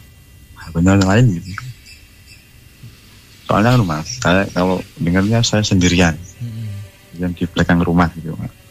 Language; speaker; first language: Indonesian; non-native, local second language; Javanese